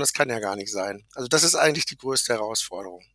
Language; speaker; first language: German; native; German